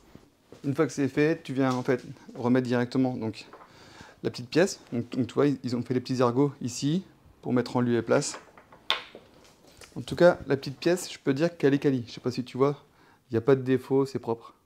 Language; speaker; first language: French; native; French